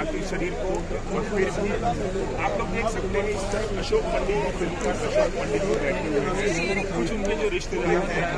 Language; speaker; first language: Hindi; native; Hindi